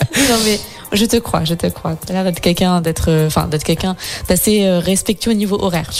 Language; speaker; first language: French; native; French